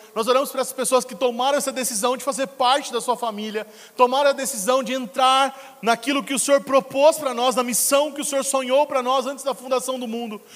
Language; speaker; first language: Portuguese; native; Portuguese